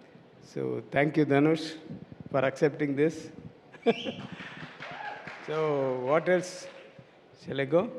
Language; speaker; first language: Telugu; non-native, learner; Tamil